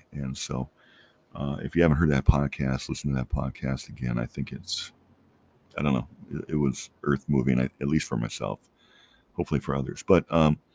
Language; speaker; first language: English; native; English